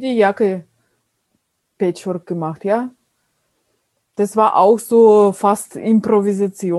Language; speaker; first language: German; non-native, fluent; Russian